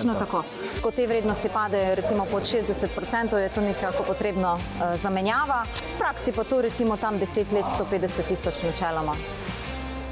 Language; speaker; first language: Slovenian; native; Slovenian